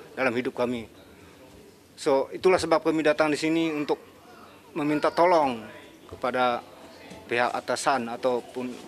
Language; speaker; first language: Malay; non-native, local second language; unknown